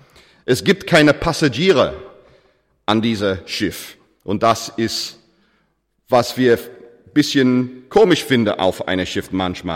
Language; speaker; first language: German; non-native, fluent; English